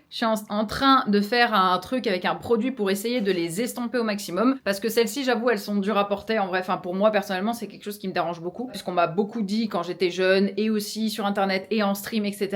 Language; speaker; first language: French; early bilingual, other home language; Portuguese